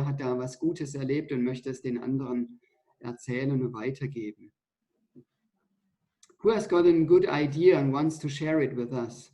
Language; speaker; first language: German; native; German